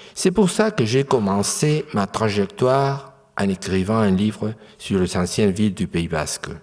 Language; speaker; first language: French; non-native, fluent; Spanish